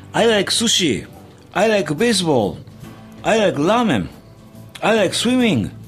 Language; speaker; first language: English; non-native, learner; Japanese